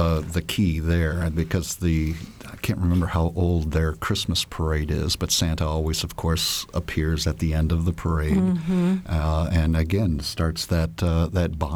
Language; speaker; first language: English; native; English